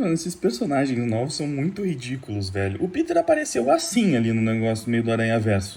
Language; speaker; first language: Portuguese; native; Portuguese